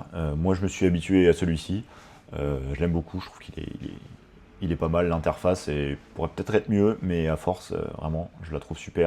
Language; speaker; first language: French; native; French